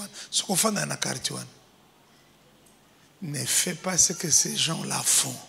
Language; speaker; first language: French; non-native, local second language; Lingala